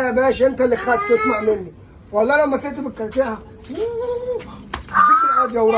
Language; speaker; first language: Arabic; native; Arabic